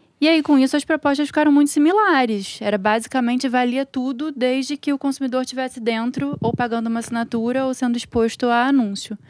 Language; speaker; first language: Portuguese; native; Portuguese